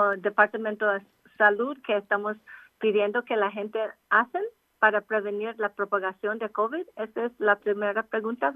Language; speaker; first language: Spanish; non-native, local second language; English